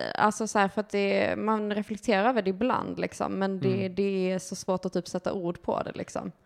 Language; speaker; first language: Swedish; native; Swedish